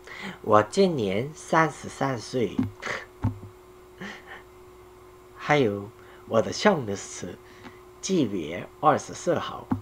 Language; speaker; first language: Chinese; non-native, learner; Korean